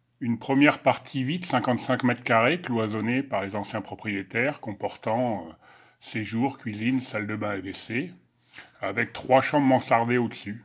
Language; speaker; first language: French; native; French